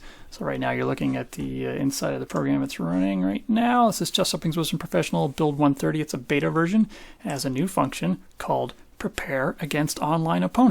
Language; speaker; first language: English; native; English